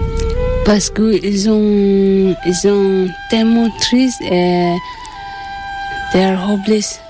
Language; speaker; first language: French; non-native, learner; Tibetan